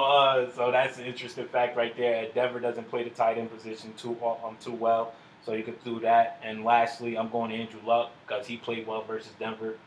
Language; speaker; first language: English; native; English